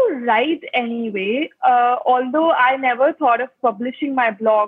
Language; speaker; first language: English; non-native, local second language; Hindi